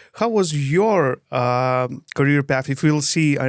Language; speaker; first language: English; non-native, fluent; Lithuanian